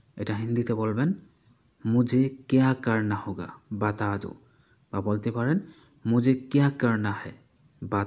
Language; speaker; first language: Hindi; non-native, learner; Bangla